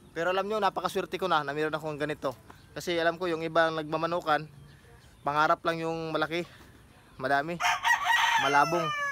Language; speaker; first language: Filipino; non-native, local second language; Cebuano